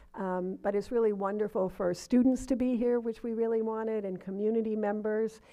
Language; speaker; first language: English; native; English